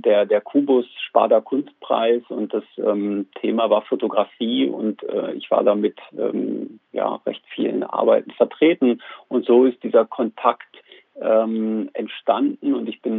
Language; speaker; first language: German; native; German